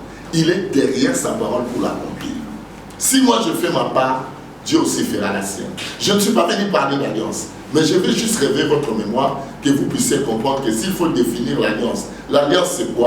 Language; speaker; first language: French; non-native, local second language; Lingala